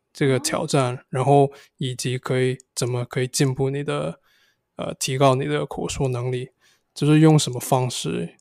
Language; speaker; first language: Chinese; non-native, fluent; English